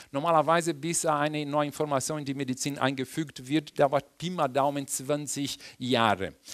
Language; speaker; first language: German; non-native, fluent; Portuguese